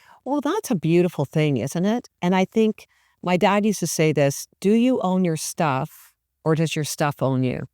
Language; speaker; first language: English; native; English